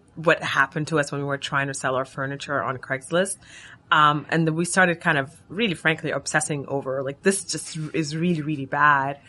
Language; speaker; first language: English; non-native, fluent; Arabic